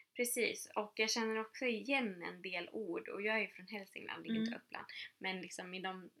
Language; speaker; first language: Swedish; native; Swedish